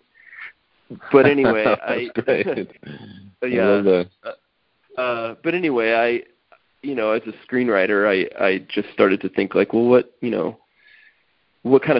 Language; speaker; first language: English; native; English